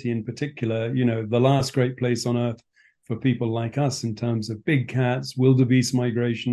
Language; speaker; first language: English; native; English